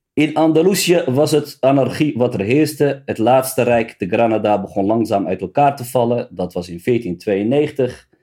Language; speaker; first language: Dutch; early bilingual, other home language; Riffian